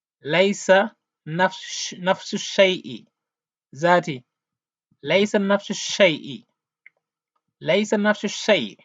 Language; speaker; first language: Arabic; non-native, fluent; Wolof